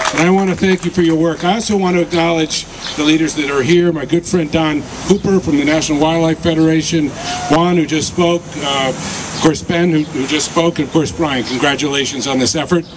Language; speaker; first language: English; native; English